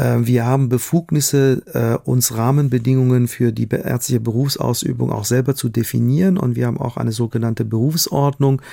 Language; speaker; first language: German; non-native, fluent; Persian